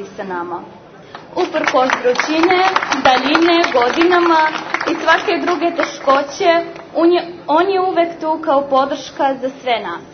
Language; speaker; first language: Serbian; early bilingual, heritage; Serbian